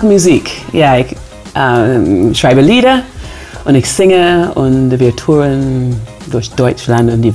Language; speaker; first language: German; non-native, fluent; English